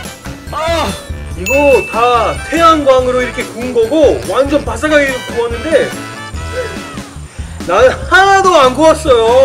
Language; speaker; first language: Korean; non-native, fluent; English